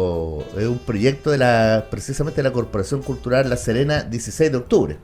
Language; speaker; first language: Spanish; native; Spanish